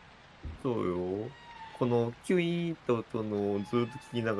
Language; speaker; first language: Japanese; native; Japanese